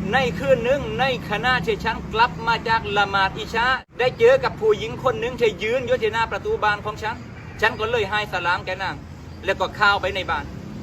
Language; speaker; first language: Thai; non-native, local second language; Malay